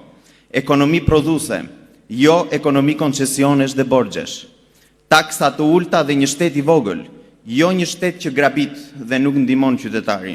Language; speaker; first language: Albanian; native; Albanian